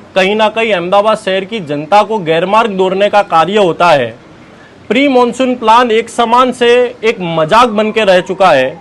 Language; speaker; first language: Hindi; non-native, local second language; Gujarati